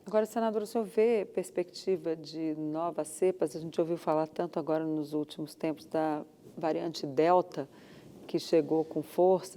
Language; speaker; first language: Portuguese; native; Portuguese